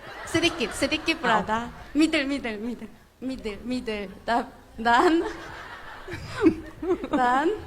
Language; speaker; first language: Indonesian; non-native, fluent; Korean